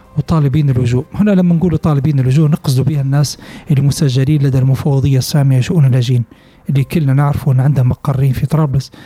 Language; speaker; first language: Arabic; native; Arabic